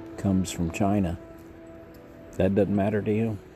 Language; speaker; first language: English; native; English